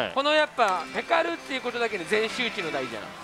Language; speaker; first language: Japanese; native; Japanese